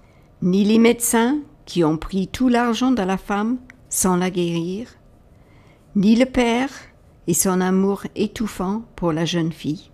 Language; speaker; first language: French; native; French